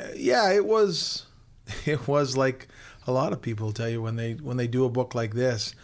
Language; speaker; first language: English; native; English